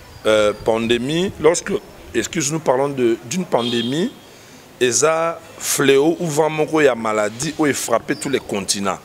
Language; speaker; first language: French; non-native, local second language; Lingala